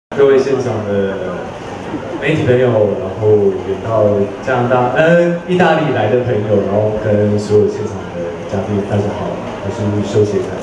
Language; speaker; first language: Chinese; native; Chinese